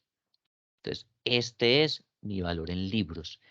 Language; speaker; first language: Spanish; native; Spanish